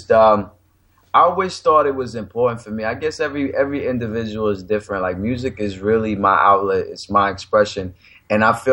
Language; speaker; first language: English; native; English